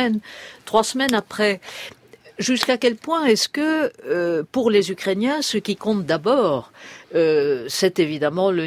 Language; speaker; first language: French; native; French